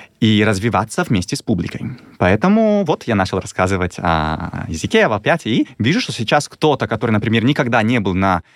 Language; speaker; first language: Russian; non-native, fluent; Italian